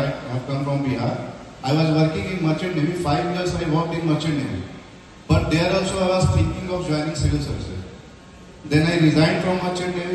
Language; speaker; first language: English; non-native, local second language; Hindi